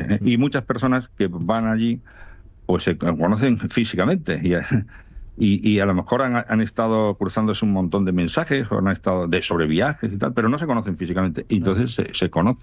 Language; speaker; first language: Spanish; native; Spanish